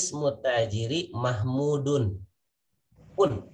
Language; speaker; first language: Arabic; non-native, fluent; Indonesian